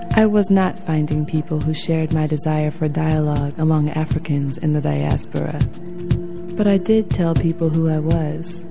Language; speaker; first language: English; native; English